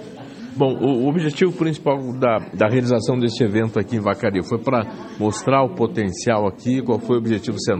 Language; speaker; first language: Portuguese; native; Portuguese